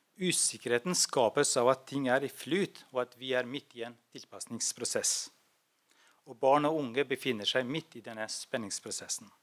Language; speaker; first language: Norwegian; non-native, fluent; Albanian